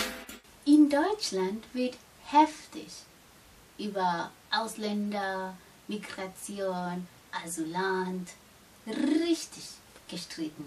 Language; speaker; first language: German; non-native, fluent; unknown